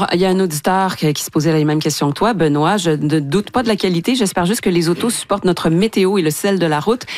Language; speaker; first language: French; native; French